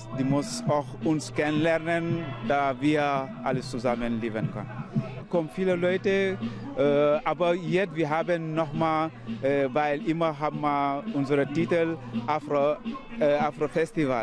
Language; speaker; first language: German; non-native, learner; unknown